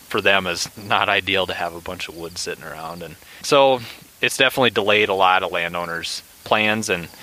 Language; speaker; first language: English; native; English